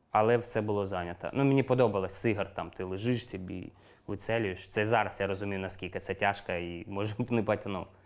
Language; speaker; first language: Ukrainian; non-native, local second language; Russian